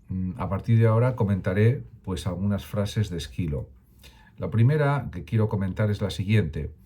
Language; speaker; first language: Spanish; native; Spanish